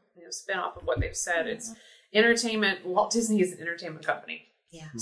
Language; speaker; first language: English; native; English